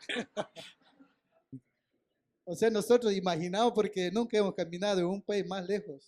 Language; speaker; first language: Spanish; non-native, local second language; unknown